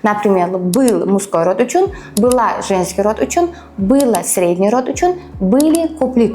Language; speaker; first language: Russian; non-native, fluent; Uzbek